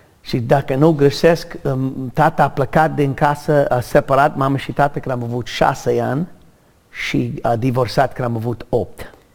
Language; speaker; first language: Romanian; non-native, learner; English